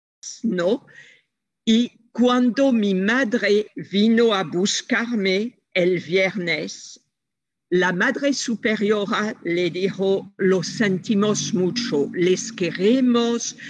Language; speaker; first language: Spanish; non-native, fluent; French